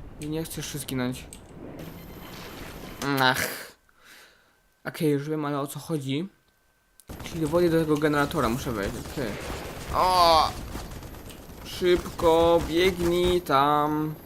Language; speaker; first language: Polish; native; Polish